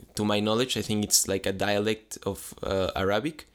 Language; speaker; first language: English; non-native, fluent; Spanish